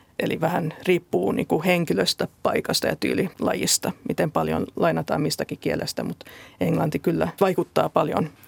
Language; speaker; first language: Finnish; non-native, local second language; Swedish